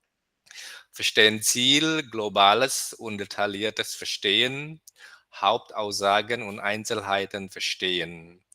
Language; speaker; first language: German; non-native, fluent; Indonesian